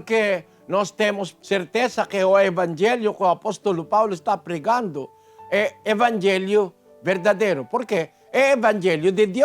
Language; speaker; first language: Portuguese; non-native, fluent; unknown